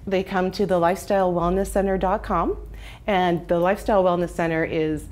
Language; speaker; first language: English; native; English